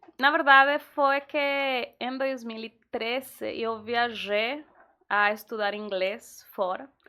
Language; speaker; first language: Portuguese; non-native, fluent; Spanish